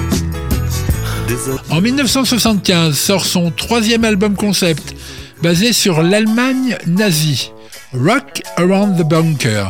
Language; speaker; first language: French; native; French